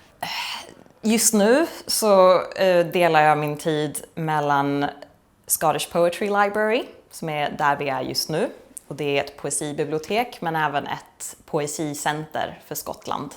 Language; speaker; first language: Swedish; native; Swedish